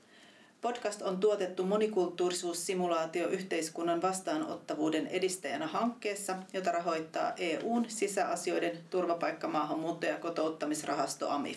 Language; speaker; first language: Finnish; native; Finnish